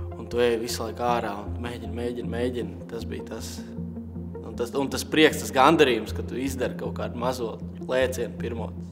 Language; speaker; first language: Latvian; non-native, local second language; Russian